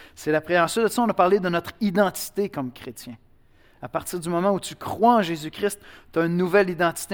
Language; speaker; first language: French; native; French